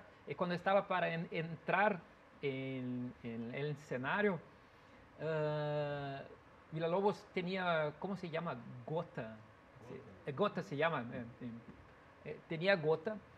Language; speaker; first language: Spanish; non-native, learner; Portuguese